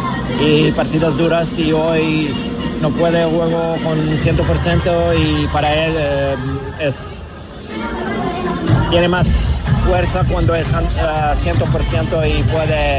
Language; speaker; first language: Spanish; non-native, learner; Serbian